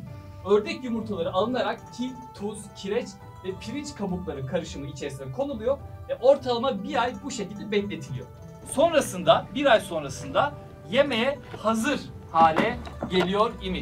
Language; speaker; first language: Turkish; native; Turkish